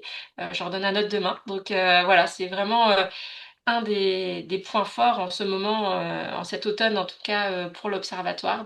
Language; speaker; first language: French; native; French